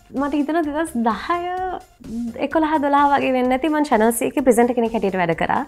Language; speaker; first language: Sinhala; non-native, local second language; English